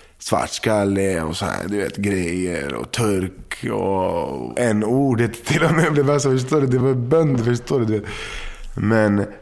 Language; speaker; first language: Swedish; early bilingual, other home language; Spanish